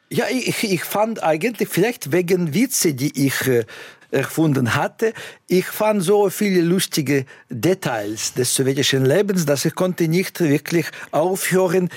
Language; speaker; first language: German; non-native, fluent; Russian